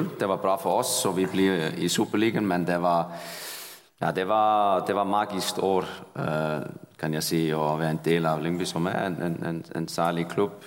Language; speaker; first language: Danish; non-native, fluent; Icelandic